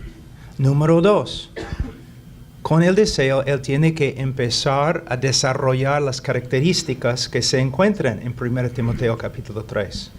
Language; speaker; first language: Spanish; non-native, fluent; English